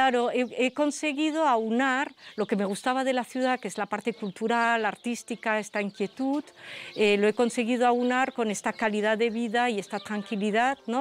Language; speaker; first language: Spanish; non-native, fluent; French